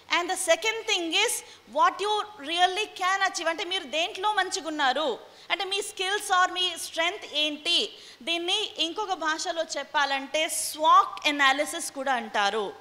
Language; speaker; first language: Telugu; non-native, local second language; Hindi